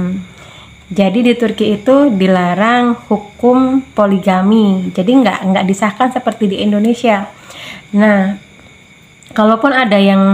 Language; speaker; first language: Indonesian; native; Indonesian